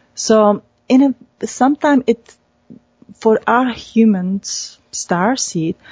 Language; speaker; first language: English; non-native, fluent; Czech